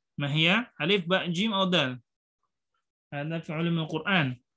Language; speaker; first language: Arabic; non-native, fluent; Indonesian